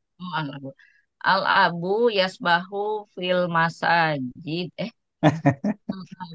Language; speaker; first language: Arabic; non-native, learner; Indonesian